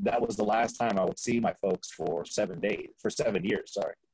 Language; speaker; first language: English; native; English